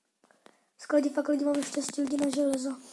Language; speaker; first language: Czech; non-native, learner; Slovak